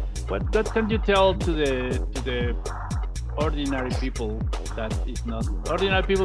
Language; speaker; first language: English; non-native, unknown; Spanish